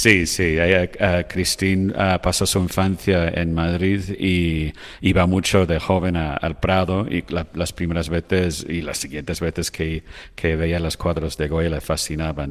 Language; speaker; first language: Spanish; non-native, fluent; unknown